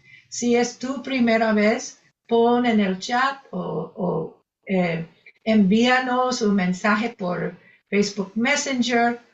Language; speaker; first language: Spanish; non-native, fluent; English